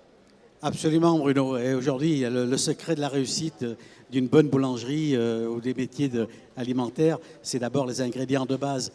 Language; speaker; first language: French; native; French